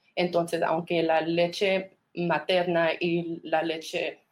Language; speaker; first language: Spanish; early bilingual, heritage; Spanish